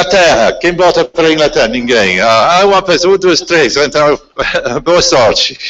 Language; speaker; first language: Portuguese; non-native, fluent; English